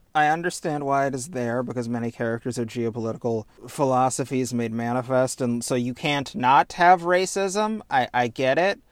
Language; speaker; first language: English; native; English